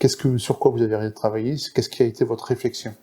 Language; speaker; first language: French; native; French